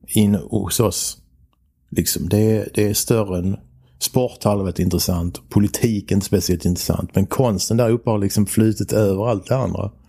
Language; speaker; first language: Swedish; native; Swedish